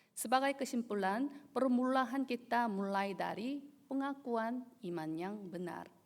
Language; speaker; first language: Indonesian; non-native, fluent; Korean